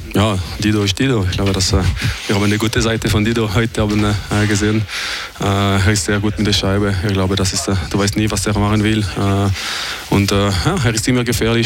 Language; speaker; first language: German; non-native, fluent; French